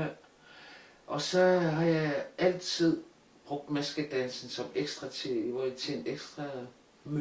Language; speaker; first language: Danish; non-native, local second language; Kalaallisut